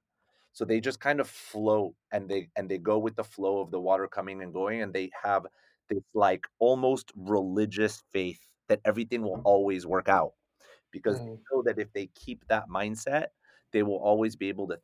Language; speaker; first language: English; native; English